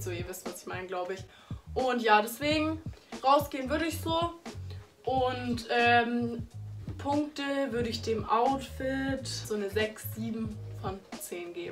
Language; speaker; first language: German; native; German